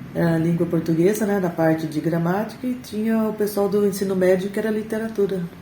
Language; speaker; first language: Portuguese; native; Portuguese